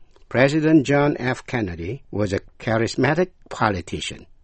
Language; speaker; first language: English; non-native, fluent; Vietnamese